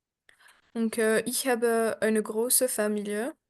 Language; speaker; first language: German; non-native, learner; French